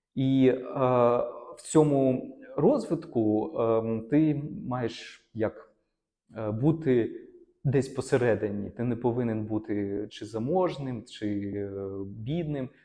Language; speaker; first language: Ukrainian; non-native, local second language; Russian